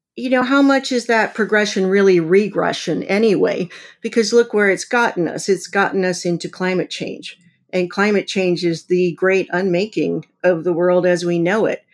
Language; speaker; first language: English; native; English